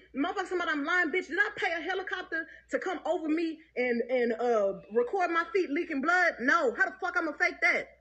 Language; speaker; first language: English; native; English